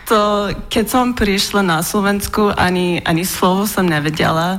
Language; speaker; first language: Slovak; non-native, learner; English